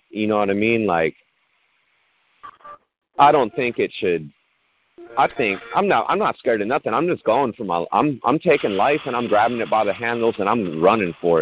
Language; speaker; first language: English; native; English